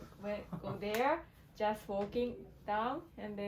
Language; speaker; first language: English; non-native, learner; Japanese